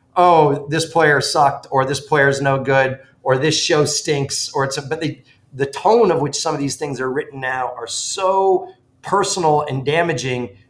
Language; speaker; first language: English; native; English